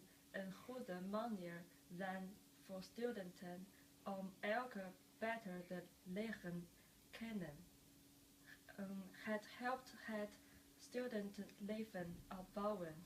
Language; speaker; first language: Dutch; non-native, learner; Chinese